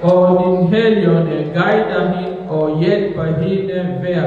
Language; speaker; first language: Danish; non-native, fluent; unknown